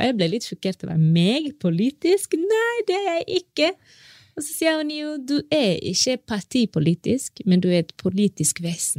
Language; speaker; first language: Norwegian; non-native, fluent; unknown